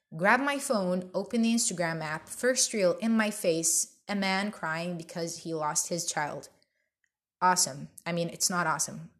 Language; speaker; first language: English; early bilingual, other home language; Arabic